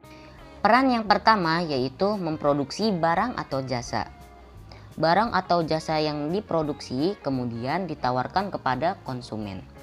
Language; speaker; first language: Indonesian; native; Indonesian